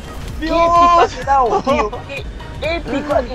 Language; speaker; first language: Spanish; native; Spanish